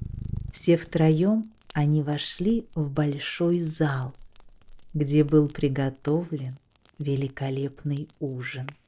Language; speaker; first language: Russian; native; Russian